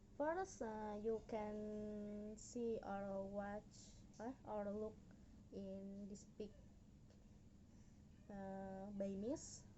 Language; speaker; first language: English; non-native, learner; Indonesian